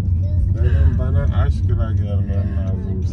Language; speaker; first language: Turkish; non-native, fluent; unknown